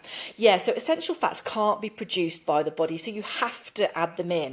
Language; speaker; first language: English; native; English